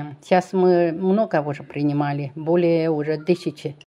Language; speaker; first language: Russian; non-native, learner; Chinese